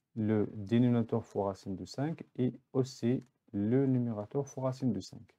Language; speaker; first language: French; non-native, local second language; Arabic